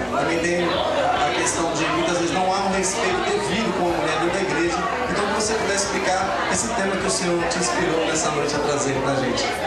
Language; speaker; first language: Portuguese; native; Portuguese